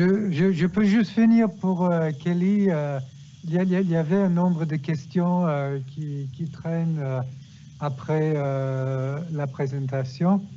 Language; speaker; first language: French; non-native, fluent; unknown